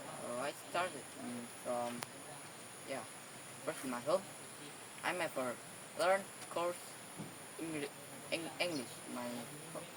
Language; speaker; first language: English; non-native, learner; Indonesian